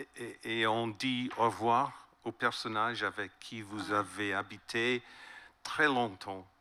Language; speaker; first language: French; non-native, learner; English